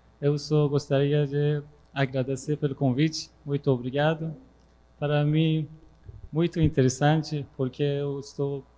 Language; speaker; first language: Portuguese; non-native, learner; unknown